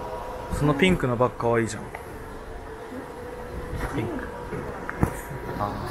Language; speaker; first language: Japanese; native; Japanese